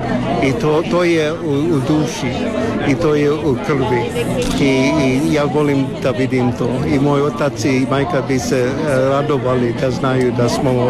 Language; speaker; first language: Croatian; early bilingual, heritage; Croatian